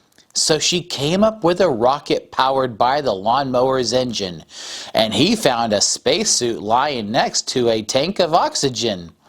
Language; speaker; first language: English; native; English